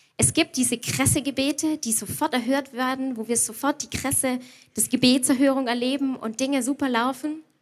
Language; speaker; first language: German; native; German